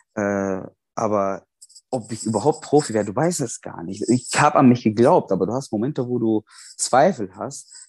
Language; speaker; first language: German; non-native, fluent; Arabic